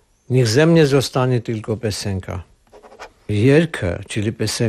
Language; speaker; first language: Polish; non-native, learner; Armenian